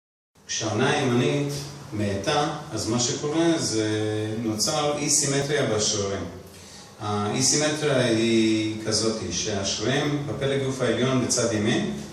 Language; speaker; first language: Hebrew; native; Hebrew